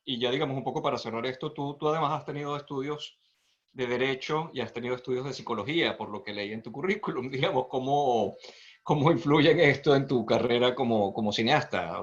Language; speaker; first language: Spanish; native; Spanish